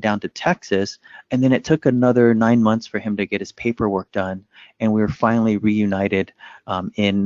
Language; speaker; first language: English; early bilingual, other home language; Vietnamese